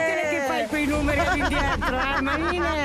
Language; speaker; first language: Italian; native; Italian